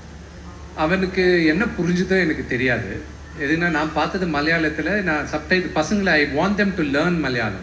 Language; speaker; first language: Tamil; non-native, local second language; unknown